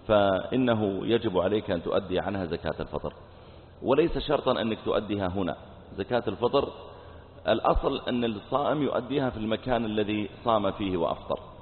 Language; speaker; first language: Arabic; native; Arabic